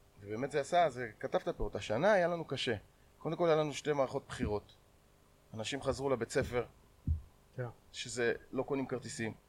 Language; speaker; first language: Hebrew; native; Hebrew